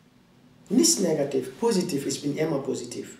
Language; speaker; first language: German; non-native, learner; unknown